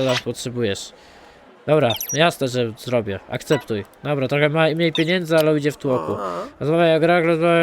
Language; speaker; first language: Polish; native; Polish